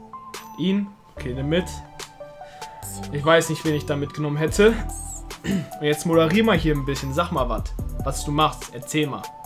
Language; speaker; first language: German; early bilingual, other home language; Turkish